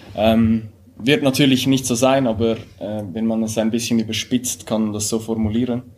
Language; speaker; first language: German; native; German